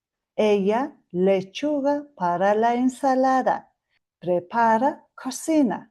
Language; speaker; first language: Spanish; non-native, learner; Mongolian